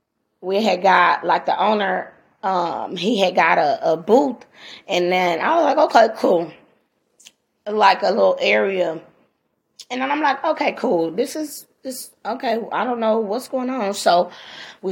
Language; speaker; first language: English; native; English